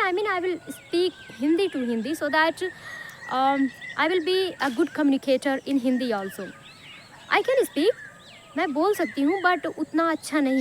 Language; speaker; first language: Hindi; non-native, local second language; Bhojpuri